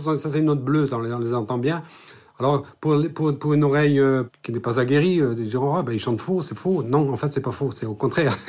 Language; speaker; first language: French; non-native, local second language; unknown